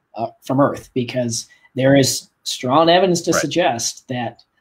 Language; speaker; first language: English; native; English